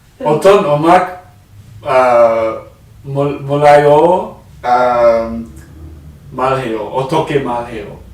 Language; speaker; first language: Korean; non-native, learner; English